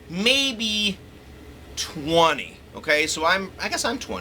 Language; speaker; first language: English; native; English